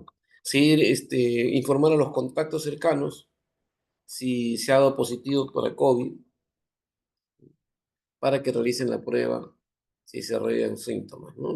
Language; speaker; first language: Spanish; native; Spanish